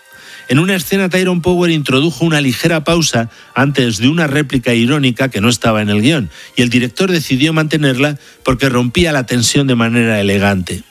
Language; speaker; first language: Spanish; native; Spanish